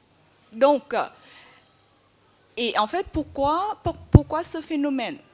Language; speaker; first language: French; non-native, fluent; Vietnamese